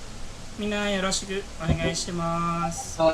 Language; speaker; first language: Japanese; non-native, fluent; Filipino